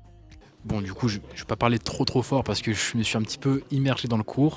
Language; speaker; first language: French; native; French